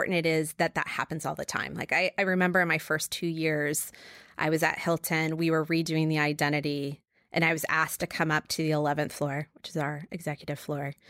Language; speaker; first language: English; native; English